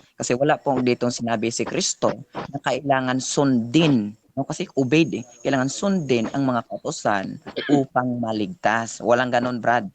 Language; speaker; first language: Filipino; native; Filipino